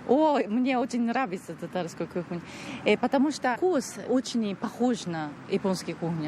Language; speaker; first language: Russian; non-native, learner; Japanese